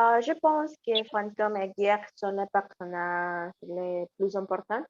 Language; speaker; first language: French; non-native, learner; Spanish